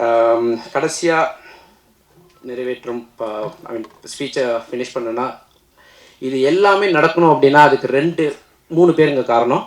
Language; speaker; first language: Tamil; native; Tamil